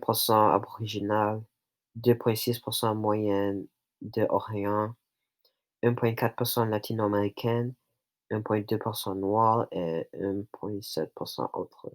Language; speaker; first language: French; non-native, local second language; English